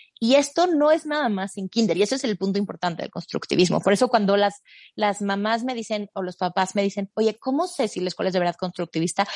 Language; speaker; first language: Spanish; native; Spanish